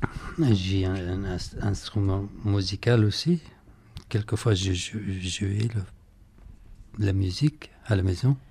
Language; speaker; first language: French; non-native, learner; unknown